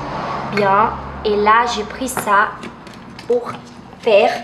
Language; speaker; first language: French; non-native, fluent; Portuguese